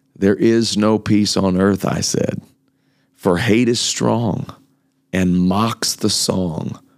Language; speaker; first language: English; native; English